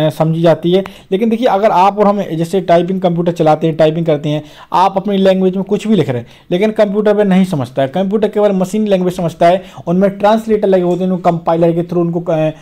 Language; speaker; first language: Hindi; native; Hindi